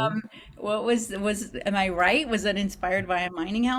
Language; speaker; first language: English; native; English